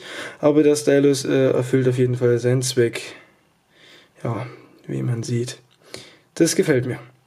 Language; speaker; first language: German; native; German